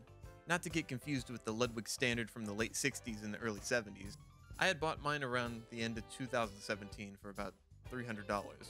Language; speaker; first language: English; native; English